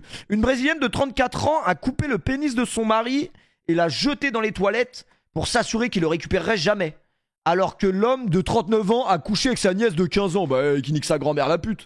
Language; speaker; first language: French; native; French